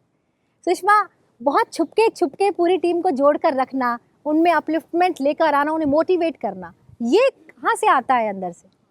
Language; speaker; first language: Hindi; native; Hindi